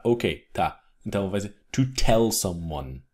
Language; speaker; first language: Portuguese; non-native, fluent; English